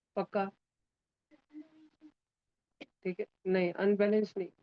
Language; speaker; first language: Hindi; non-native, local second language; Marathi